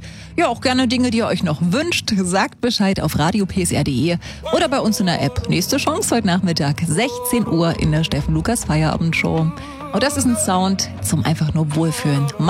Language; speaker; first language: German; native; German